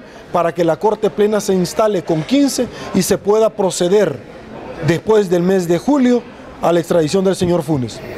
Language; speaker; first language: Spanish; native; Spanish